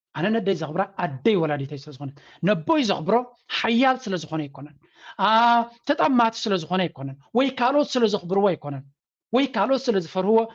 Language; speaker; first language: Tigrinya; native; Tigrinya